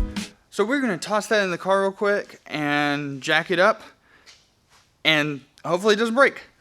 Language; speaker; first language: English; native; English